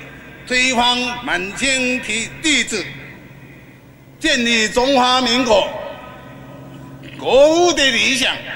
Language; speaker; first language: Chinese; non-native, local second language; Min Nan Chinese